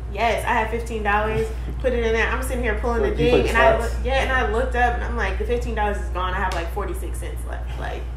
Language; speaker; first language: English; native; English